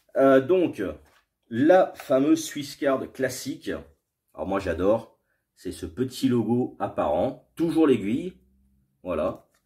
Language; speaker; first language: French; native; French